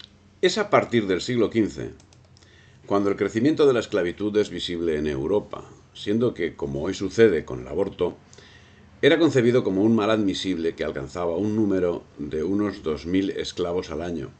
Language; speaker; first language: Spanish; native; Spanish